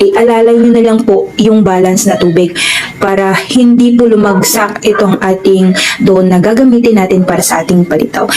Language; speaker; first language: Filipino; non-native, local second language; Waray